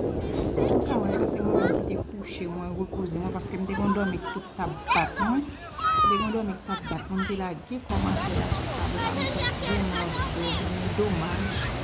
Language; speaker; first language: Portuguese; non-native, learner; Haitian Creole